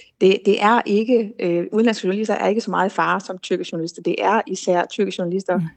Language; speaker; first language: Danish; native; Danish